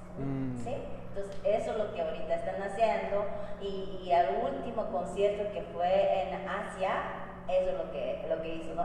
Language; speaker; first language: Spanish; non-native, fluent; Japanese